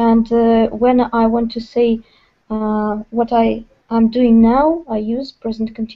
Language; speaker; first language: English; non-native, learner; Russian